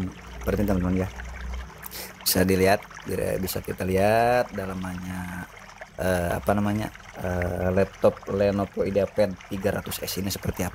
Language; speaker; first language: Indonesian; native; Indonesian